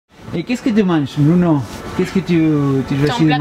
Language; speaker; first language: French; non-native, fluent; Spanish